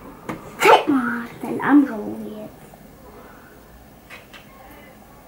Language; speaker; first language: German; early bilingual, other home language; Turkish